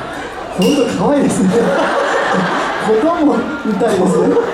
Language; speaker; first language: Japanese; non-native, learner; Korean